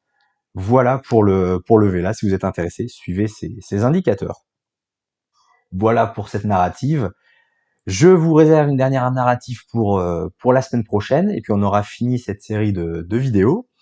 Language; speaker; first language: French; native; French